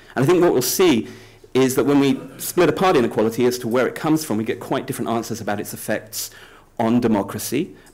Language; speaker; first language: English; native; English